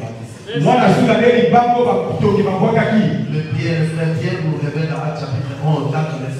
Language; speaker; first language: French; non-native, local second language; Lingala